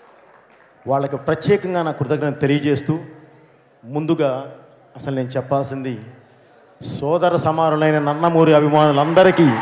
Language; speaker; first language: Telugu; native; Telugu